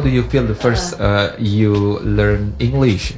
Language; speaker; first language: English; non-native, learner; Indonesian